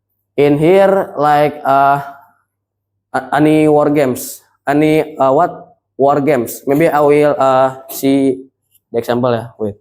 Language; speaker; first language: English; non-native, learner; Indonesian